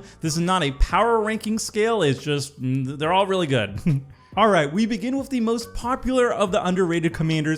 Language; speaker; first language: English; native; English